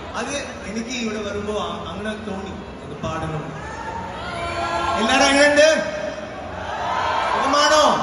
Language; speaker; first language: Malayalam; non-native, learner; Tamil